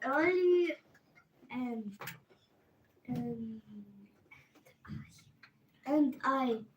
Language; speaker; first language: English; non-native, learner; Ukrainian